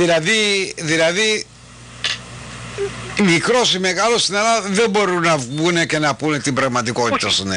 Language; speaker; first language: Greek; native; Greek